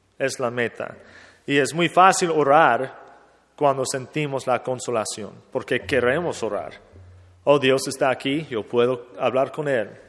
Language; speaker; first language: Spanish; non-native, fluent; English